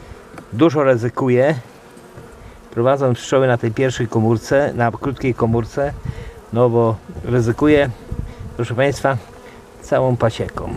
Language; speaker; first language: Polish; native; Polish